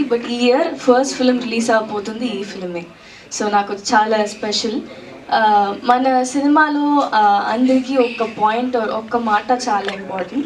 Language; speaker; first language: Telugu; non-native, learner; Tamil